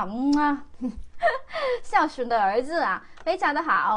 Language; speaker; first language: Chinese; non-native, fluent; Korean